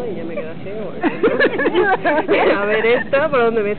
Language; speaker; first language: Spanish; native; Spanish